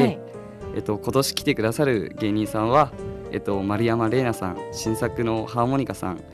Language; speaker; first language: Japanese; native; Japanese